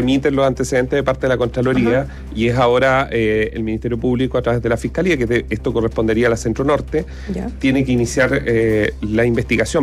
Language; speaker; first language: Spanish; native; Spanish